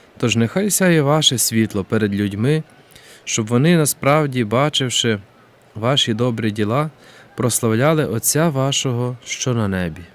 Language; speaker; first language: Ukrainian; native; Ukrainian